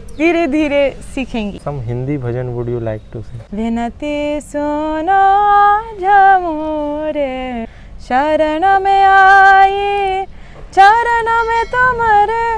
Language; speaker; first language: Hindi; non-native, learner; English